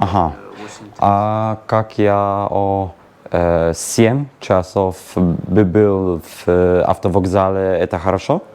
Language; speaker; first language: Russian; non-native, learner; Polish